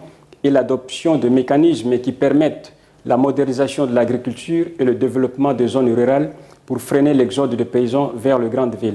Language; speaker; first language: French; non-native, fluent; Portuguese